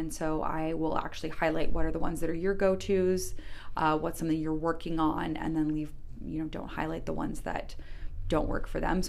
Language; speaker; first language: English; native; English